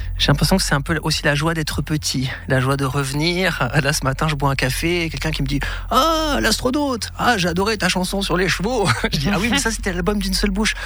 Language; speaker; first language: French; native; French